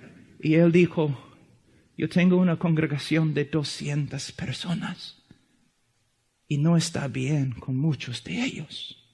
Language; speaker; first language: Spanish; non-native, fluent; English